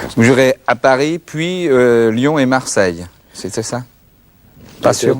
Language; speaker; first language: French; native; French